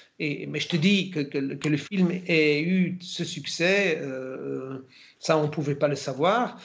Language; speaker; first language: French; non-native, fluent; German